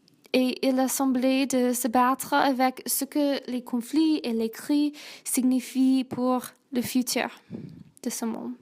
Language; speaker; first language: French; non-native, learner; English